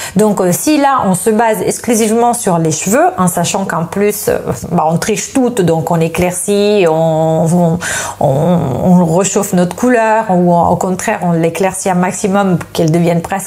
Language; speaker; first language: French; non-native, fluent; Italian